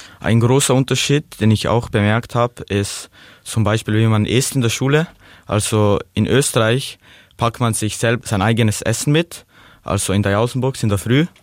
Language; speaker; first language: German; non-native, learner; Slovenian